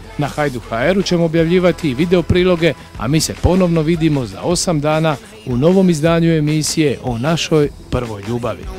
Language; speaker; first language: Serbian; native; Serbian